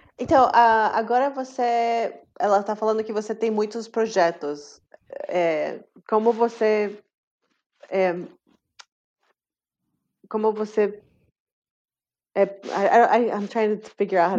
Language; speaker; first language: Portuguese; non-native, fluent; English